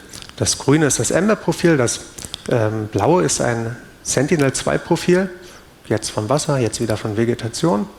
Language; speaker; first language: German; native; German